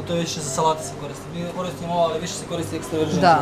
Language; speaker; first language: Serbian; native; Serbian